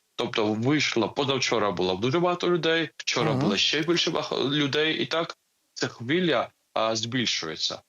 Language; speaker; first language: Ukrainian; non-native, fluent; Georgian